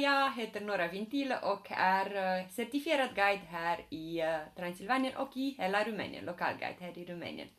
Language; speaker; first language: Swedish; non-native, fluent; Romanian